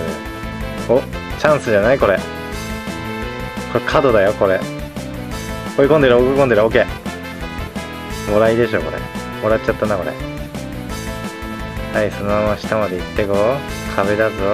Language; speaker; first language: Japanese; native; Japanese